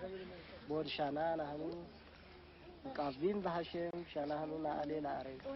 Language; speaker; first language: Hebrew; non-native, learner; Amharic